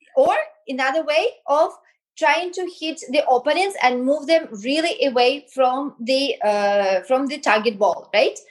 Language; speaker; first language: English; non-native, fluent; Belarusian